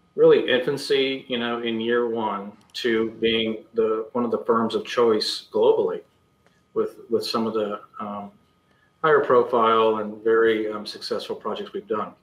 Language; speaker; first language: English; native; English